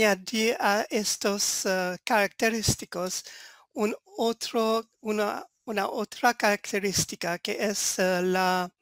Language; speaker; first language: Spanish; non-native, fluent; French